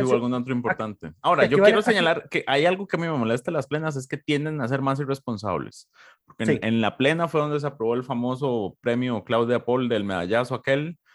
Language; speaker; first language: Spanish; native; Spanish